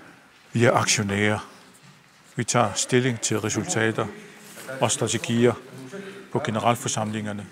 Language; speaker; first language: Danish; non-native, local second language; Kalaallisut